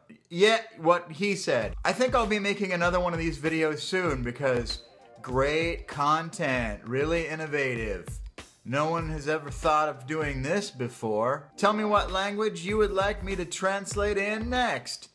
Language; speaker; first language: English; native; English